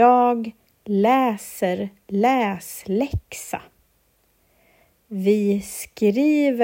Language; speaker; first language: Swedish; non-native, learner; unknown